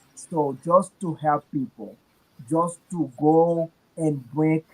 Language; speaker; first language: English; non-native, learner; Haitian Creole